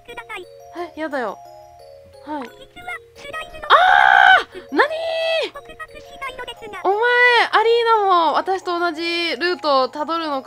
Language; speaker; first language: Japanese; native; Japanese